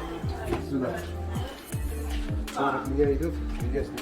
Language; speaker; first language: Russian; non-native, learner; Urdu